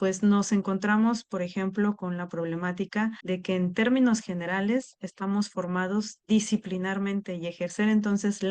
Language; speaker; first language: Spanish; native; Spanish